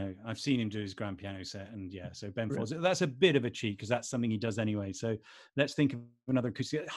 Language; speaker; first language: English; native; English